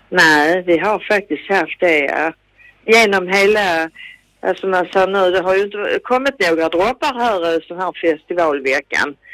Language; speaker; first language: Swedish; native; Swedish